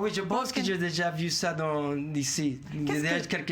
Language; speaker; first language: French; non-native, fluent; English